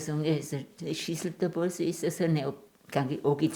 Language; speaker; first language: Korean; non-native, learner; German